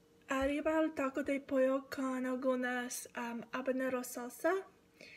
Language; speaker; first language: Spanish; non-native, learner; English